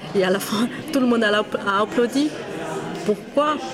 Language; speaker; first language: French; non-native, fluent; Chinese